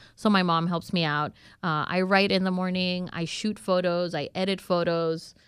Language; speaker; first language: English; non-native, fluent; Spanish